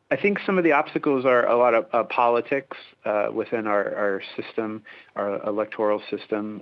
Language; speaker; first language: English; native; English